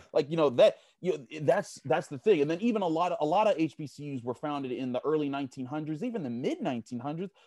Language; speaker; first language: English; native; English